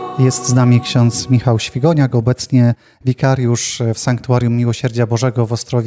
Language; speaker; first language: Polish; native; Polish